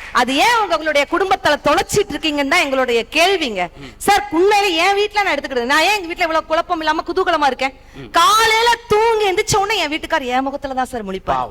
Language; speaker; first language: Tamil; native; Tamil